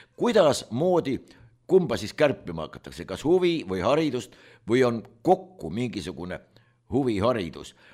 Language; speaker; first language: Estonian; native; Estonian